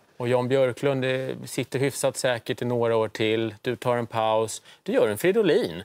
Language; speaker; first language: Swedish; native; Swedish